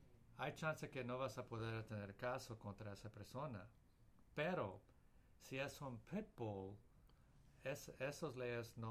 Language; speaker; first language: Spanish; early bilingual, heritage; Spanish